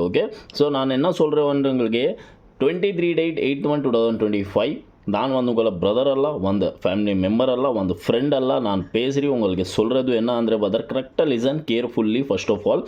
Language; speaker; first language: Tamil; non-native, learner; Kannada